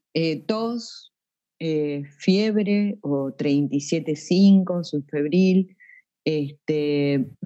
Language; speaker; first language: Spanish; native; Spanish